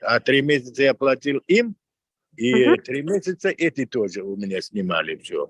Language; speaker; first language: Russian; non-native, local second language; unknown